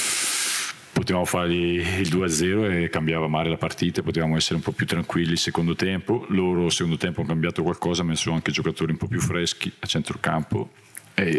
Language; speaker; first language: Italian; native; Italian